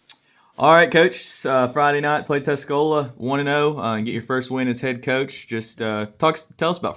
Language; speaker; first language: English; native; English